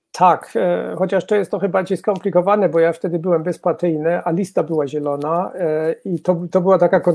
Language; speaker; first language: Polish; non-native, fluent; German